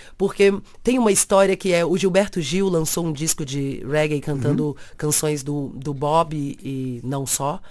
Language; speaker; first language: Portuguese; native; Portuguese